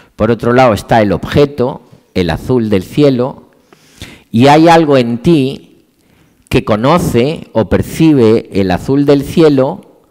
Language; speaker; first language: Spanish; native; Spanish